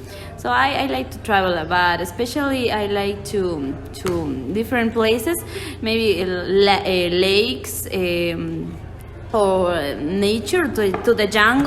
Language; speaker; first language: English; non-native, learner; Spanish